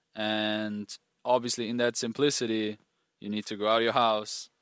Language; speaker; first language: English; non-native, fluent; German